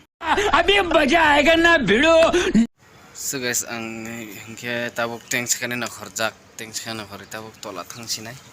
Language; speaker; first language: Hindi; non-native, local second language; Kok Borok